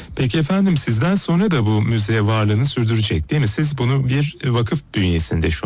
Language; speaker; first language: Turkish; native; Turkish